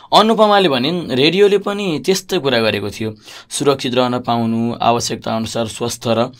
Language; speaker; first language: Nepali; native; Nepali